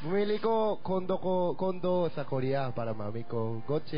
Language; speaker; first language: Filipino; non-native, learner; Korean